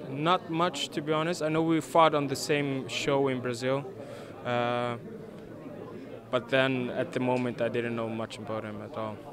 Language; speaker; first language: English; non-native, fluent; Swedish